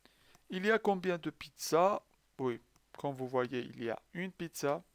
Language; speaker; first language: French; non-native, fluent; Persian